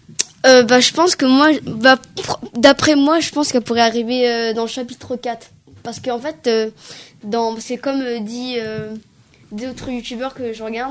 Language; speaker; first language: French; native; French